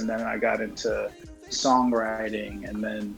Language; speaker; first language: English; native; English